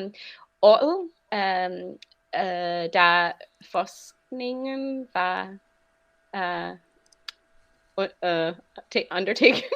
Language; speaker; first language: Danish; non-native, fluent; English